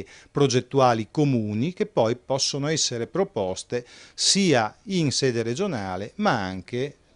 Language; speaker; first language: Italian; native; Italian